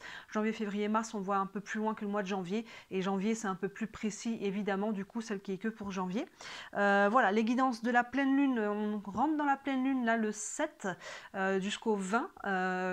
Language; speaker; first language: French; native; French